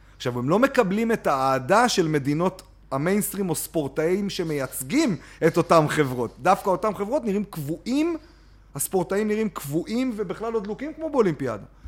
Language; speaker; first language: Hebrew; native; Hebrew